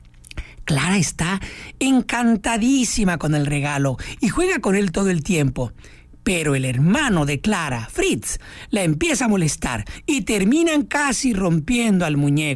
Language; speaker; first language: Spanish; native; Spanish